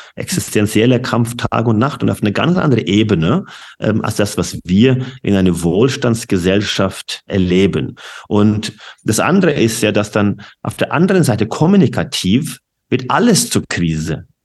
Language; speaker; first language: German; non-native, fluent; Norwegian